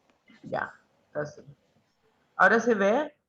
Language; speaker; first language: Spanish; native; Spanish